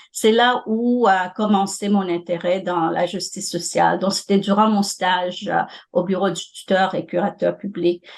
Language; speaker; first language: French; non-native, local second language; Morisyen